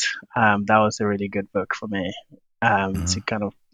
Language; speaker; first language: English; non-native, local second language; Yoruba